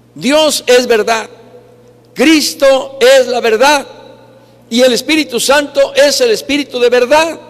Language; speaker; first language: Spanish; native; Spanish